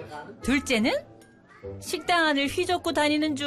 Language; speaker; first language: Korean; native; Korean